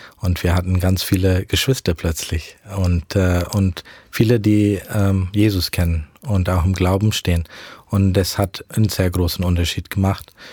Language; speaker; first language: German; early bilingual, heritage; German